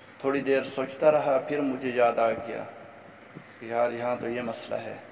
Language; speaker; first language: Urdu; non-native, local second language; Baluchi